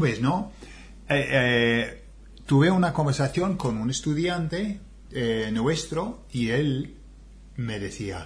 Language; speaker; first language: Spanish; non-native, fluent; English